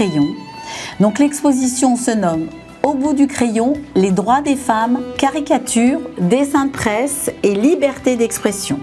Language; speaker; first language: French; native; French